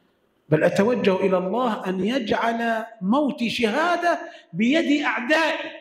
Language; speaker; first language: Arabic; native; Arabic